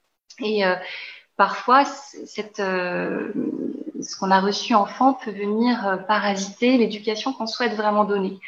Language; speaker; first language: French; native; French